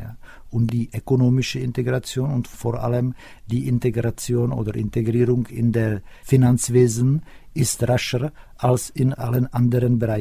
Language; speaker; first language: German; non-native, fluent; Czech